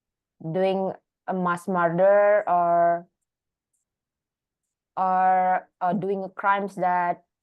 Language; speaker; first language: English; non-native, learner; Indonesian